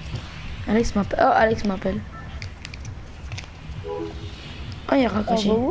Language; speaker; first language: French; native; French